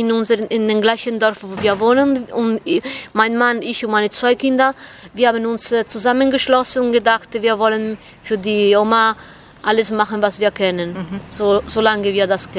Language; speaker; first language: German; non-native, fluent; Italian